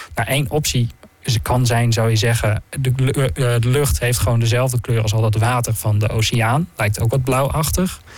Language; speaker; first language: Dutch; native; Dutch